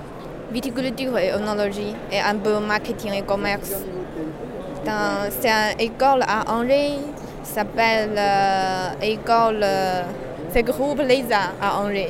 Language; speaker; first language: French; non-native, learner; Chinese